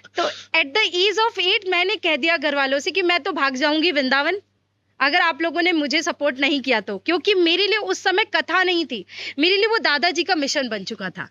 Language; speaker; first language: Hindi; native; Hindi